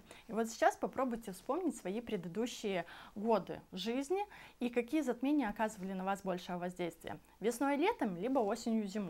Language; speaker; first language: Russian; native; Russian